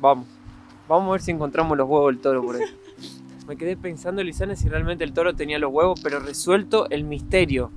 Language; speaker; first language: Spanish; native; Spanish